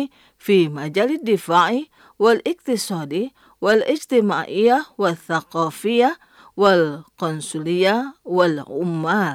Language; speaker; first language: Arabic; non-native, fluent; Indonesian